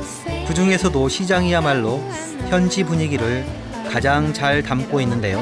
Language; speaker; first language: Korean; native; Korean